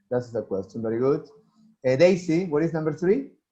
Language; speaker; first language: English; non-native, fluent; Spanish